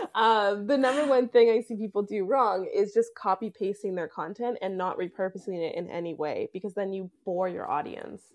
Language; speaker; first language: English; native; English